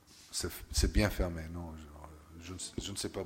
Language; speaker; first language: French; non-native, fluent; English